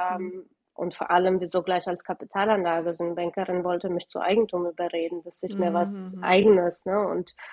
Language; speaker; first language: German; early bilingual, other home language; Russian